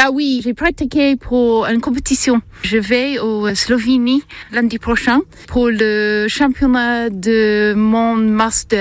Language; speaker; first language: French; non-native, learner; English